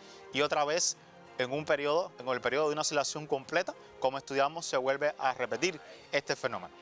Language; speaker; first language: Spanish; native; Spanish